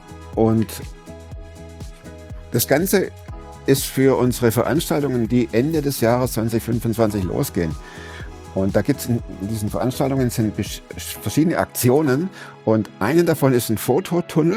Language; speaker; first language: German; native; German